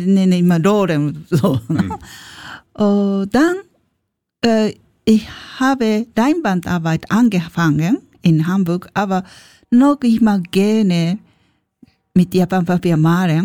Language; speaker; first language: German; non-native, learner; Japanese